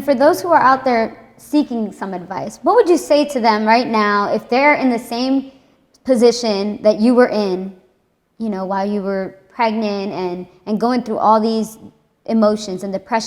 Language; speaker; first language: English; native; English